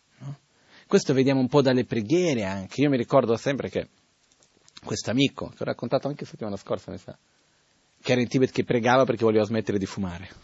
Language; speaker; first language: Italian; non-native, fluent; Portuguese